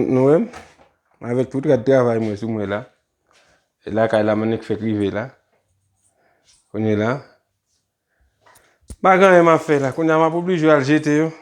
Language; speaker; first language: French; non-native, learner; Haitian Creole